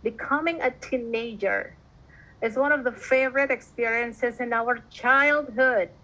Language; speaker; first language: English; non-native, fluent; Indonesian